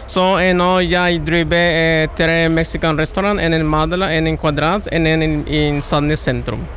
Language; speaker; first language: Norwegian; non-native, learner; Spanish